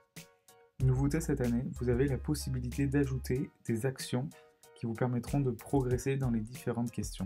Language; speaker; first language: French; native; French